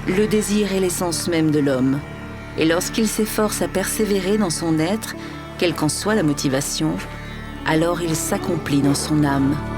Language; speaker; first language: French; native; French